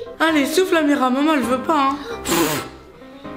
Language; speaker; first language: French; native; French